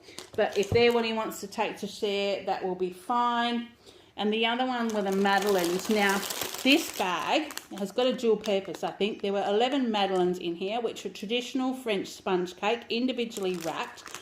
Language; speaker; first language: English; native; English